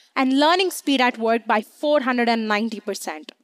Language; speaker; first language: English; non-native, local second language; Hindi